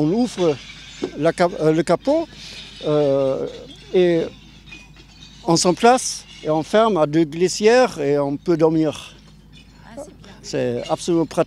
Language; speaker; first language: French; non-native, fluent; German